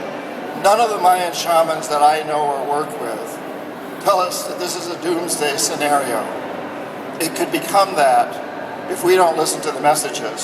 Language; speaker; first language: English; native; English